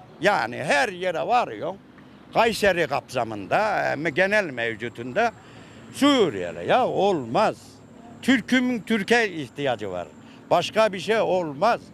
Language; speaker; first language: Turkish; native; Turkish